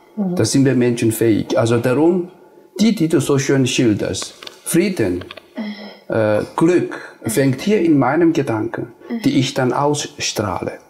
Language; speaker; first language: German; non-native, fluent; Nepali